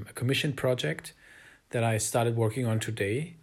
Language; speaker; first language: English; non-native, fluent; German